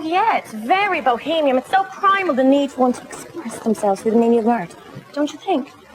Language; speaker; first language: English; native; English